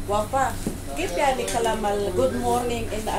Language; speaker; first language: Arabic; non-native, learner; Filipino